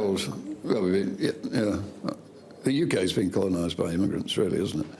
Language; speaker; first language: English; native; English